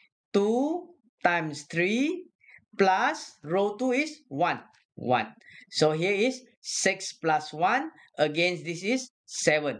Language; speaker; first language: English; non-native, local second language; Malay